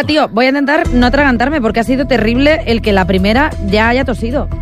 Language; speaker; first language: Spanish; native; Spanish